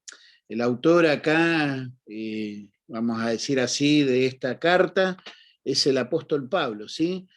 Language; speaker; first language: Spanish; native; Spanish